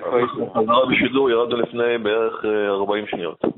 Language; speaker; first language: Hebrew; native; Hebrew